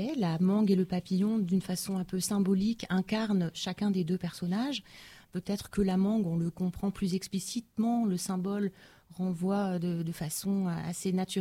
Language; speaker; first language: French; native; French